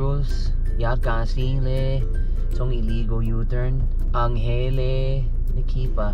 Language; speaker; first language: English; native; English